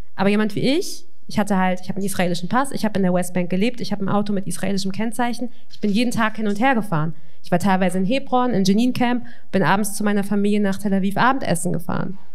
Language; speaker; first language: German; native; German